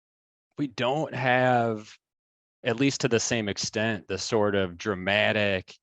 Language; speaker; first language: English; native; English